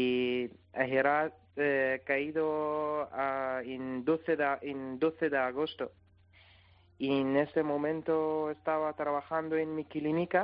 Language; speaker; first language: Spanish; non-native, learner; Persian